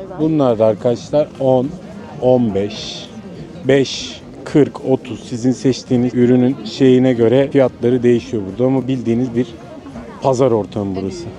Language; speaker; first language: Turkish; native; Turkish